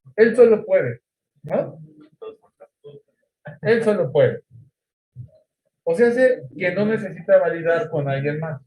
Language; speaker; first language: Spanish; native; Spanish